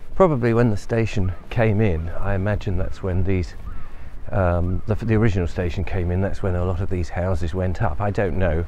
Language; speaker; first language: English; native; English